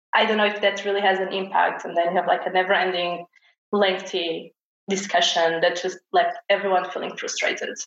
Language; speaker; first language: English; non-native, fluent; Portuguese